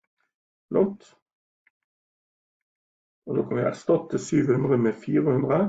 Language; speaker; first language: Norwegian; native; Norwegian